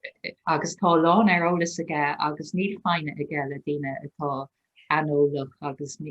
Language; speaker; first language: Irish; non-native, local second language; English